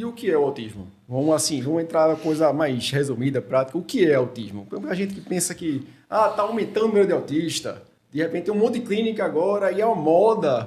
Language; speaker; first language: Portuguese; native; Portuguese